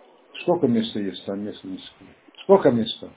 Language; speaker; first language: Russian; non-native, fluent; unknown